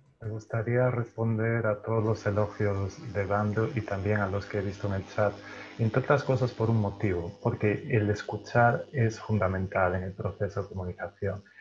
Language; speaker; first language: Spanish; native; Spanish